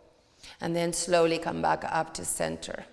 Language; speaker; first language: English; non-native, fluent; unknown